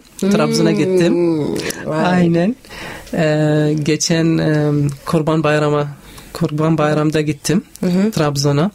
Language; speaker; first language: Turkish; non-native, learner; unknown